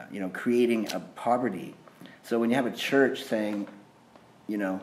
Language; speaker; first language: English; native; English